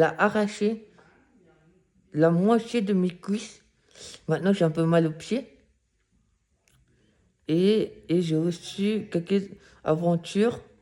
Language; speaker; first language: French; non-native, fluent; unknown